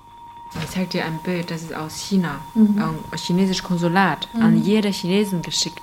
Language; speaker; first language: German; non-native, fluent; Chinese